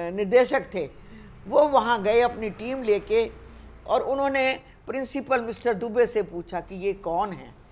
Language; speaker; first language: Hindi; native; Hindi